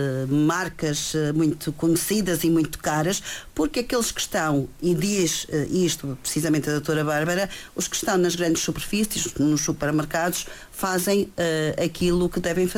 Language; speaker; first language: Portuguese; native; Portuguese